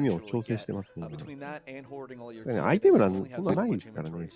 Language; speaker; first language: Japanese; native; Japanese